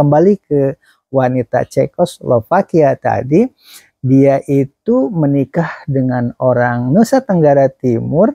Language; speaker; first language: Indonesian; native; Indonesian